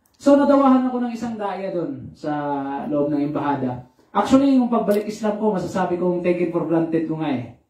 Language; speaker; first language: Filipino; non-native, local second language; Cebuano